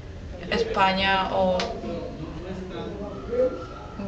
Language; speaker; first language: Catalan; non-native, learner; Spanish